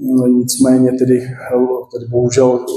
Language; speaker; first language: Czech; native; Czech